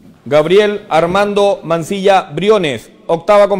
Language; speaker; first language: Spanish; native; Spanish